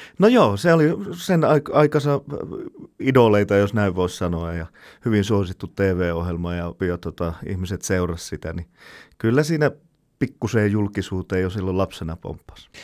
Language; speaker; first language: Finnish; native; Finnish